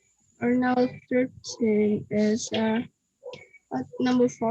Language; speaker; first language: English; non-native, learner; Vietnamese